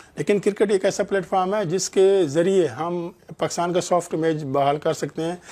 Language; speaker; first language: Urdu; non-native, local second language; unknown